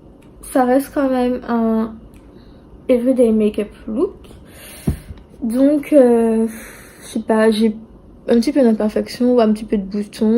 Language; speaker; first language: French; native; French